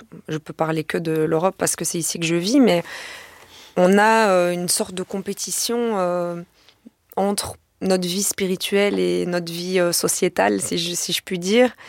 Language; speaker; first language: French; native; French